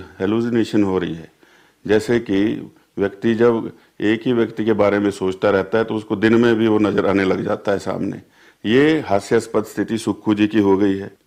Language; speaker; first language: Hindi; native; Hindi